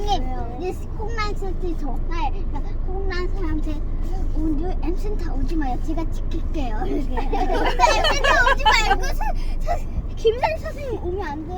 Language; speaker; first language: Korean; early bilingual, other home language; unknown